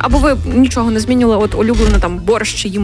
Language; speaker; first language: Ukrainian; native; Ukrainian